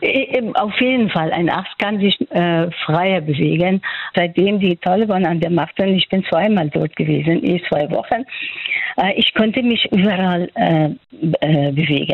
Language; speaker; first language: German; non-native, fluent; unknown